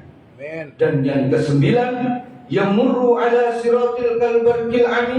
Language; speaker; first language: Indonesian; native; Indonesian